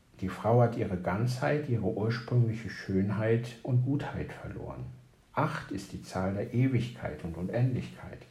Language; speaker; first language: German; native; German